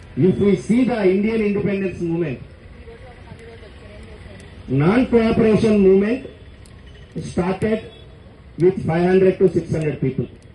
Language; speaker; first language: English; non-native, local second language; Telugu